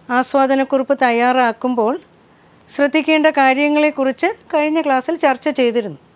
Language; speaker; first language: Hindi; non-native, local second language; Malayalam